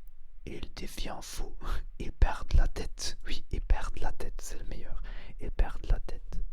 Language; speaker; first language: French; non-native, learner; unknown